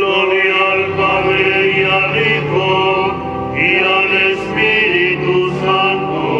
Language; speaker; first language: Spanish; native; Spanish